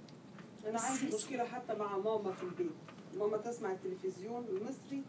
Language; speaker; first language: Arabic; native; Arabic